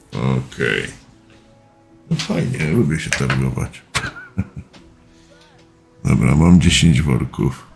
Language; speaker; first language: Polish; native; Polish